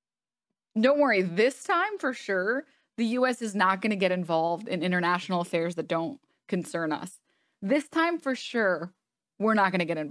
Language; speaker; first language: English; native; English